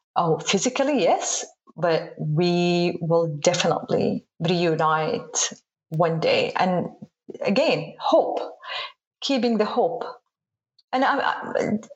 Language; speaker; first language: English; non-native, fluent; Arabic